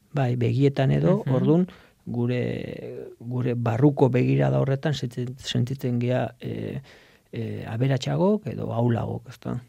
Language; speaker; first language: Basque; native; Basque